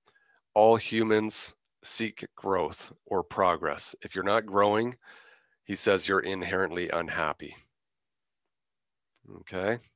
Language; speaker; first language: English; native; English